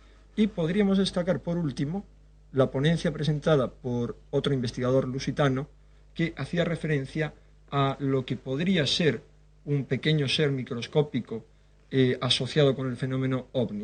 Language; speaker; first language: Spanish; native; Spanish